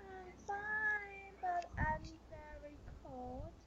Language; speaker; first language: English; non-native, learner; Chinese